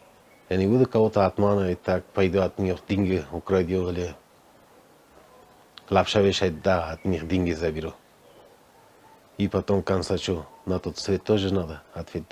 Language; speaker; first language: Russian; non-native, learner; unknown